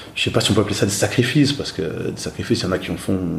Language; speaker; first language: French; native; French